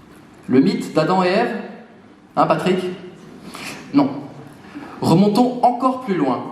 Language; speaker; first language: French; native; French